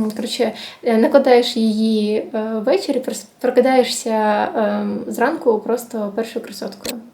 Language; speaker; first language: Ukrainian; non-native, local second language; Russian